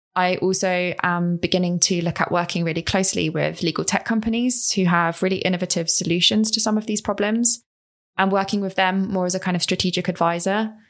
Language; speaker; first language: English; native; English